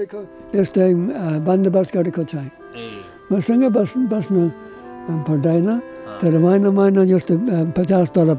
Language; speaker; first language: Nepali; non-native, learner; English